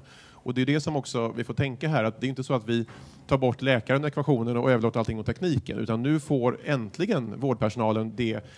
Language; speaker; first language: Swedish; native; Swedish